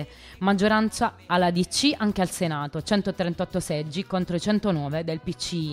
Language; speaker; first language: Italian; native; Italian